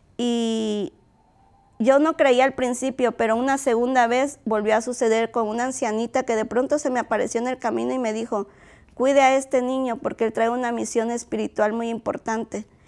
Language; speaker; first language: Spanish; native; Spanish